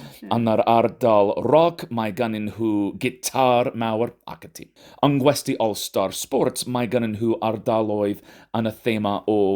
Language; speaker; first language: Welsh; non-native, fluent; English